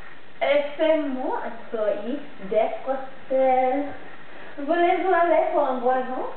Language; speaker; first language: French; non-native, learner; English